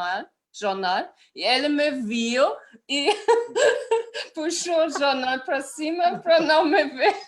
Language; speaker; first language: Portuguese; non-native, fluent; German